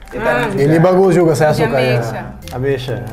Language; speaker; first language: Indonesian; non-native, learner; Portuguese